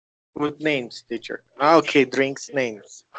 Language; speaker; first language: English; non-native, learner; Spanish